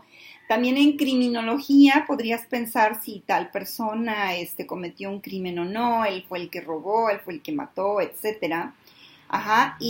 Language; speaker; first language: Spanish; native; Spanish